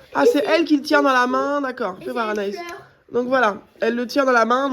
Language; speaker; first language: French; native; French